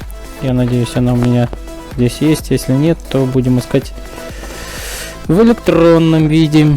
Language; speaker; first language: Russian; native; Russian